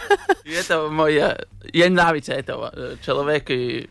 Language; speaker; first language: Russian; non-native, learner; Latvian